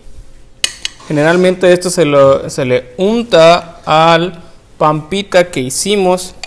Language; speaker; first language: Spanish; native; Spanish